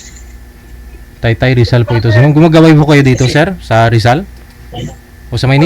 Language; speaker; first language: Filipino; native; Filipino